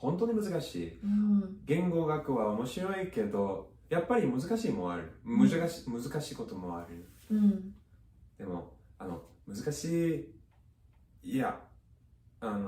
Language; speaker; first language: Japanese; non-native, fluent; English